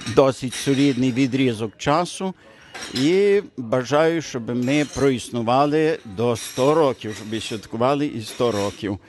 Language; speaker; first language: Ukrainian; native; Ukrainian